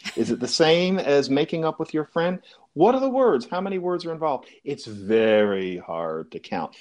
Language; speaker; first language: English; native; English